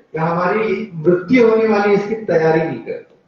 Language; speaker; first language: Hindi; non-native, local second language; Marathi